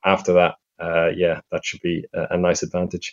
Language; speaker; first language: English; native; English